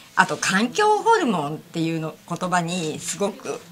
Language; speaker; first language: Japanese; native; Japanese